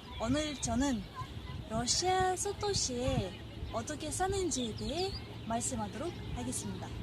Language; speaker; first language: Korean; non-native, fluent; Russian